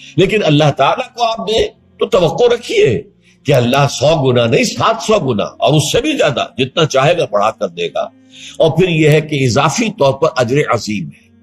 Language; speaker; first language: Urdu; native; Urdu